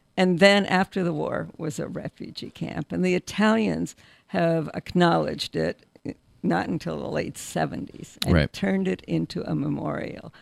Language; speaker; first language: English; early bilingual, other home language; Russian